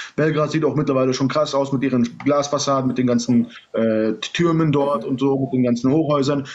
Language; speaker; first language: German; early bilingual, other home language; Serbian